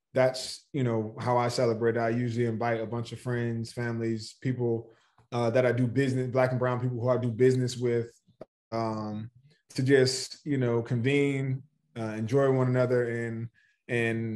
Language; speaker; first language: English; native; English